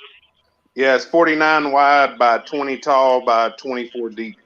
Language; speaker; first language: English; native; English